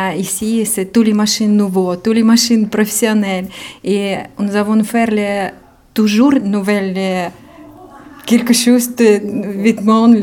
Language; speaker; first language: French; non-native, learner; Ukrainian